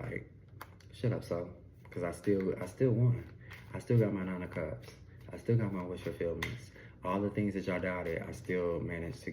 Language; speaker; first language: English; native; English